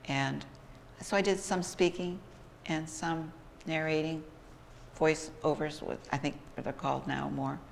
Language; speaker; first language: English; native; English